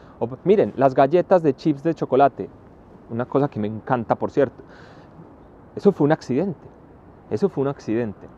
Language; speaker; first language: Spanish; native; Spanish